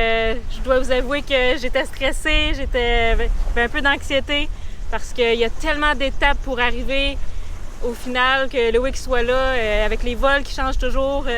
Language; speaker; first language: French; native; French